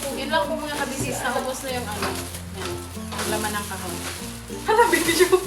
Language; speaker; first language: Filipino; non-native, local second language; Bikol